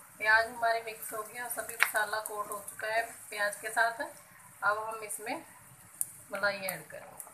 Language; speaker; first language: Hindi; non-native, local second language; Punjabi